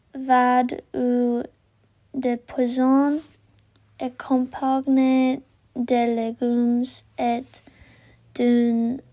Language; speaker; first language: French; non-native, learner; English